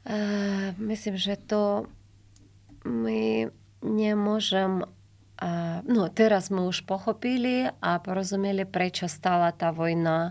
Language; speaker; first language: Slovak; non-native, learner; Ukrainian